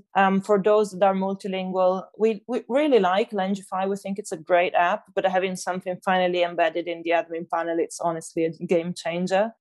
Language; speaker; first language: English; non-native, fluent; German